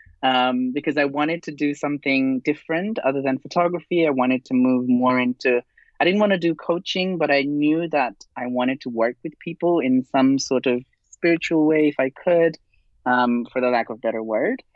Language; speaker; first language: English; non-native, fluent; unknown